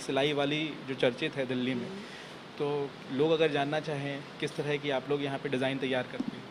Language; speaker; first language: Hindi; native; Hindi